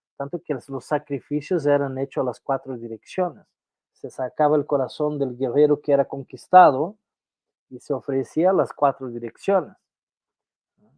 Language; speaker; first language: Spanish; non-native, fluent; Portuguese